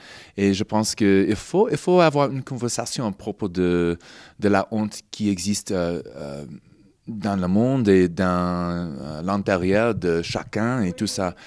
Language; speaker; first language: French; non-native, fluent; English